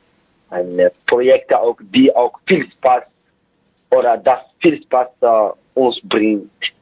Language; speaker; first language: German; non-native, fluent; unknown